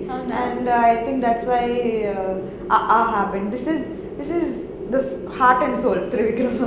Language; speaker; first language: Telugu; non-native, local second language; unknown